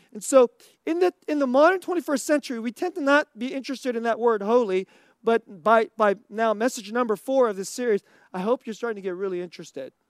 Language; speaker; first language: English; native; English